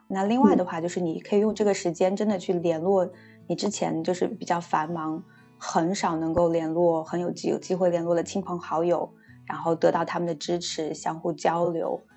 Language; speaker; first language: Chinese; native; Chinese